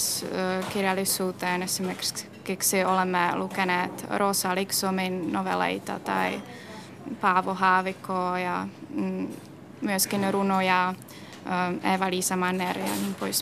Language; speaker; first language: Finnish; non-native, fluent; Czech